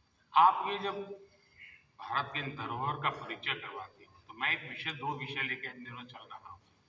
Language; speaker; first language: Hindi; native; Hindi